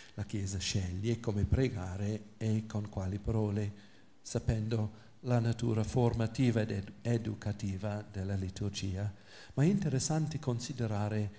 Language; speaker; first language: Italian; non-native, fluent; English